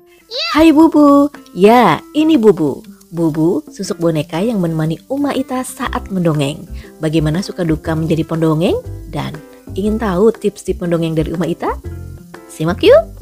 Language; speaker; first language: Indonesian; native; Indonesian